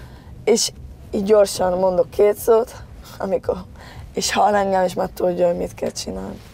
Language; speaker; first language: Hungarian; early bilingual, heritage; Spanish